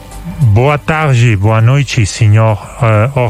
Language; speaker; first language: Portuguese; non-native, learner; Spanish